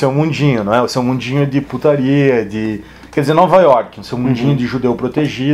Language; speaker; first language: Portuguese; native; Portuguese